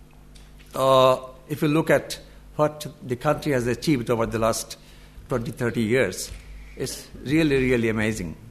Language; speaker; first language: English; non-native, local second language; Bangla